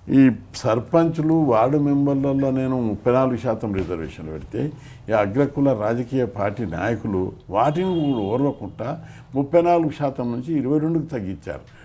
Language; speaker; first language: Telugu; native; Telugu